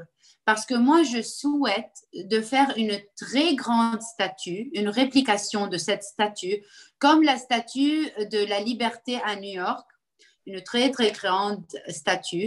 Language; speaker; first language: French; non-native, local second language; Arabic